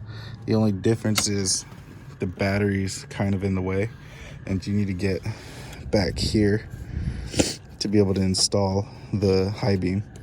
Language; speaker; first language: English; native; English